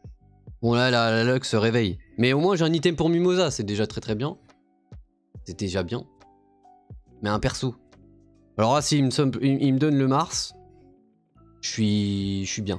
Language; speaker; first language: French; native; French